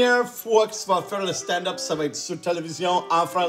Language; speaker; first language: French; non-native, learner; English